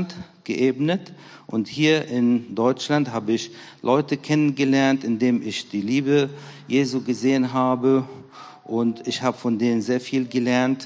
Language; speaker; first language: German; non-native, fluent; Arabic